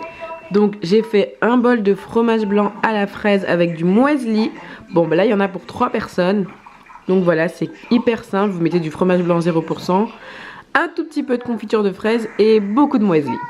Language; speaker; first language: French; native; French